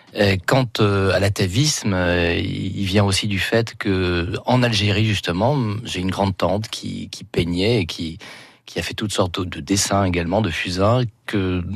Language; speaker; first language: French; native; French